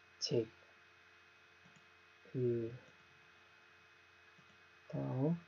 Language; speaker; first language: Korean; non-native, learner; Nepali